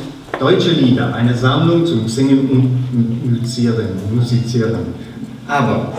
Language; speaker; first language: German; non-native, learner; Dutch